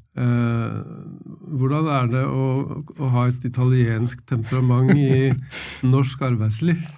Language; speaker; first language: Norwegian; native; Norwegian